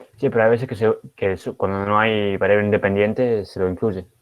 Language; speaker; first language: Spanish; native; Spanish